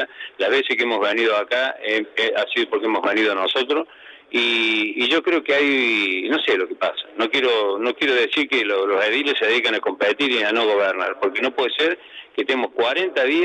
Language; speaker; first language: Spanish; native; Spanish